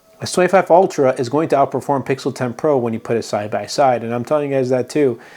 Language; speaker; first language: English; native; English